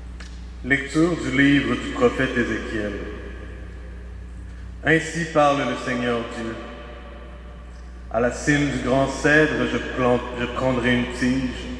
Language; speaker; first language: French; native; French